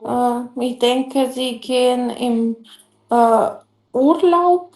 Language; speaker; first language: German; non-native, learner; Macedonian